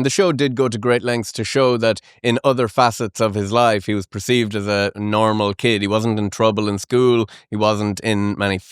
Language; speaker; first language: English; native; English